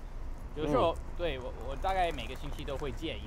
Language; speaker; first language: Chinese; non-native, fluent; English